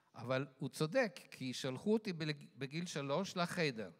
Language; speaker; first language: Hebrew; non-native, fluent; Yiddish